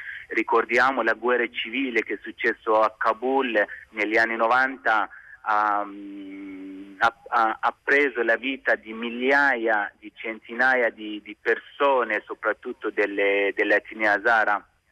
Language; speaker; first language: Italian; non-native, fluent; Hazaragi